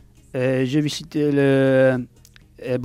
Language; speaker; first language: French; early bilingual, heritage; Spanish